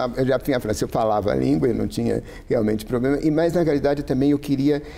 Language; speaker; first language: Portuguese; native; Portuguese